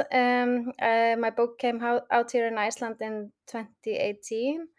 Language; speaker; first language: English; non-native, fluent; Icelandic